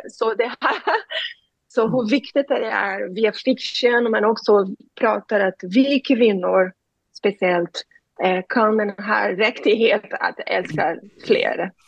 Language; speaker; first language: Swedish; non-native, fluent; Portuguese